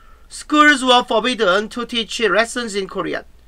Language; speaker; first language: English; non-native, fluent; Korean